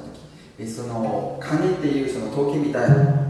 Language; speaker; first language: Japanese; non-native, learner; French